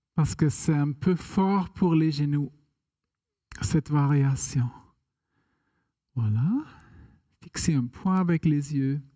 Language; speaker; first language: French; non-native, fluent; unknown